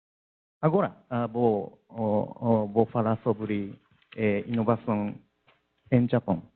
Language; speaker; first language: Portuguese; non-native, learner; Japanese